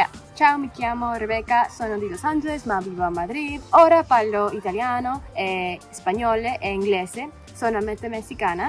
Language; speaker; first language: Italian; non-native, learner; English